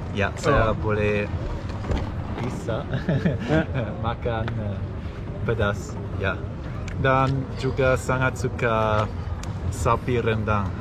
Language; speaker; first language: Indonesian; non-native, learner; Swiss German